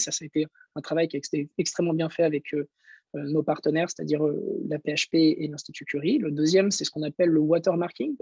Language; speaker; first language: French; native; French